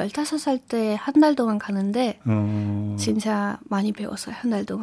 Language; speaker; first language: Korean; non-native, learner; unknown